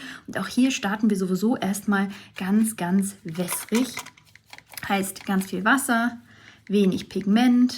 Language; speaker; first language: German; native; German